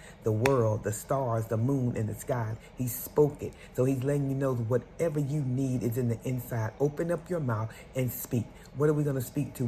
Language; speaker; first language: English; native; English